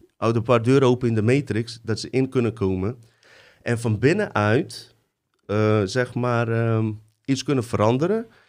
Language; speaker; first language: Dutch; early bilingual, other home language; Bosnian